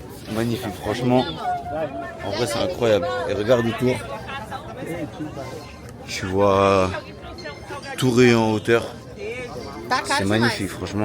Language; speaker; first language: French; native; French